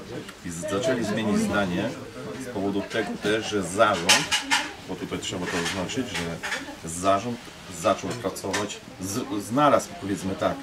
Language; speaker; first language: Polish; non-native, fluent; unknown